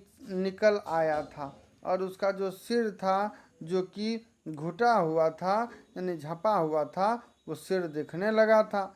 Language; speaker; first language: Hindi; native; Hindi